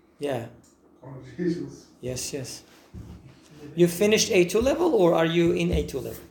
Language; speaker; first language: English; non-native, fluent; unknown